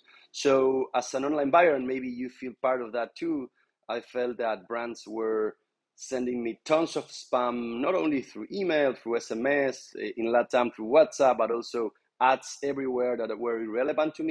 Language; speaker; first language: English; non-native, fluent; Spanish